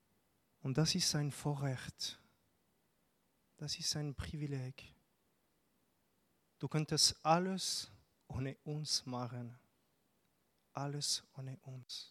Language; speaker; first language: German; non-native, local second language; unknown